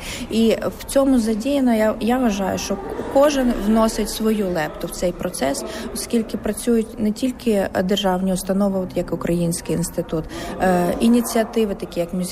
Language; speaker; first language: Ukrainian; native; Ukrainian